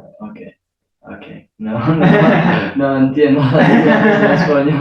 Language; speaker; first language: Spanish; non-native, learner; English